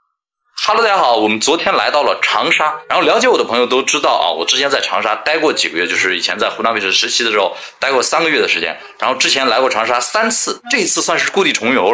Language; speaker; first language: Chinese; native; Chinese